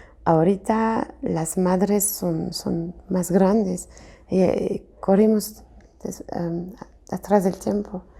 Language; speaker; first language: Spanish; non-native, fluent; French